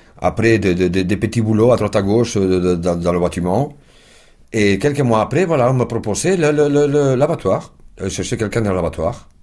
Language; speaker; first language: French; non-native, fluent; Spanish